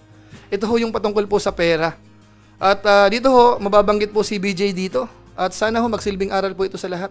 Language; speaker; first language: Filipino; native; Filipino